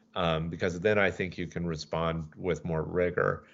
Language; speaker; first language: English; native; English